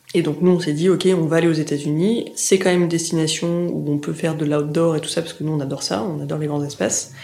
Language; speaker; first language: French; native; French